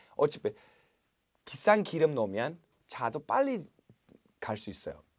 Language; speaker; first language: Korean; non-native, fluent; English